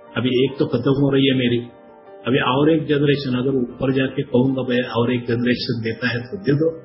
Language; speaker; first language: Hindi; non-native, local second language; Marathi